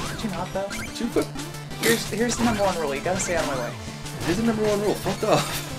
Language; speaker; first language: English; native; English